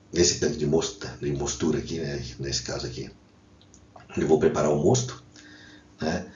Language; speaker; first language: Portuguese; native; Portuguese